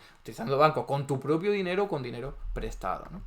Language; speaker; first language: Spanish; native; Spanish